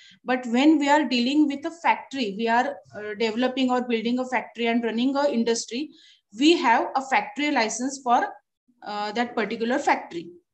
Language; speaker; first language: English; non-native, local second language; Marathi